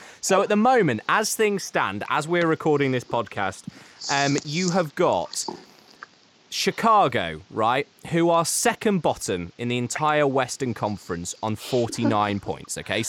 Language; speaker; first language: English; native; English